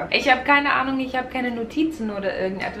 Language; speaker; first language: German; non-native, fluent; English